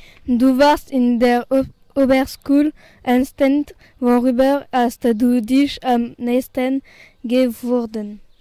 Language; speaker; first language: German; non-native, learner; French